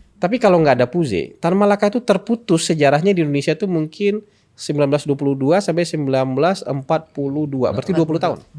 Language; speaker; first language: Indonesian; non-native, local second language; Minangkabau